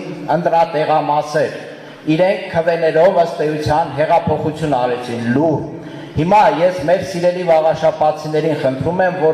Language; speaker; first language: Armenian; native; Armenian